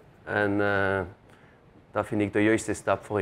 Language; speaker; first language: Dutch; non-native, fluent; German